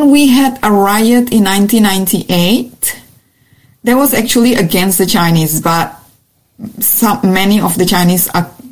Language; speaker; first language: English; non-native, fluent; Indonesian